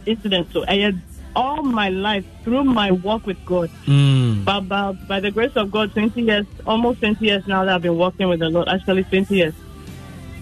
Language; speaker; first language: English; non-native, local second language; Akan